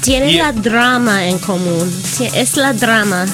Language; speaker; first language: Spanish; non-native, fluent; English